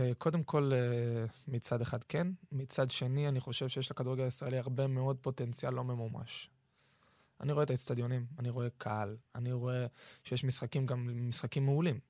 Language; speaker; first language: Hebrew; native; Hebrew